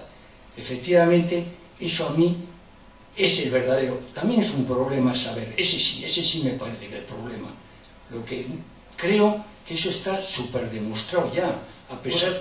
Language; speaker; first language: Spanish; native; Spanish